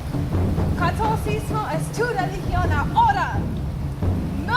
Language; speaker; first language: Spanish; non-native, learner; English